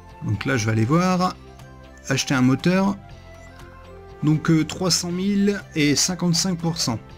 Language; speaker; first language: French; native; French